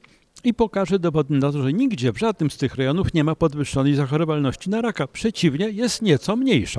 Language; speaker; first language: Polish; native; Polish